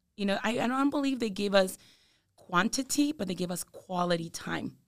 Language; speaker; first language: English; native; English